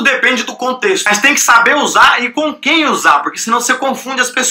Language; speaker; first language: Portuguese; native; Portuguese